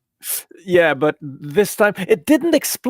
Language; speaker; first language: English; native; English